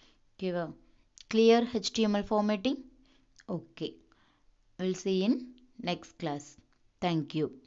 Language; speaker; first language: English; non-native, local second language; Tamil